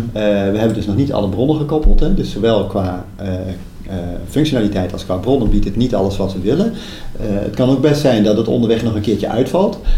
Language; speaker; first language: Dutch; native; Dutch